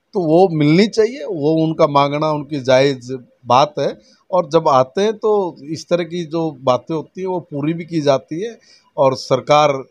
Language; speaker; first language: Hindi; native; Hindi